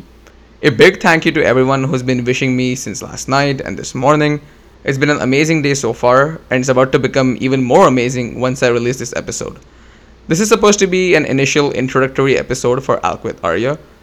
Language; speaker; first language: English; non-native, local second language; Hindi